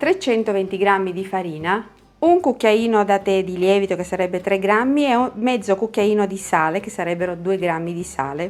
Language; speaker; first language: Italian; native; Italian